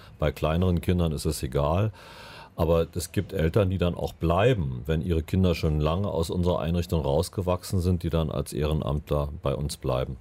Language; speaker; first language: German; native; German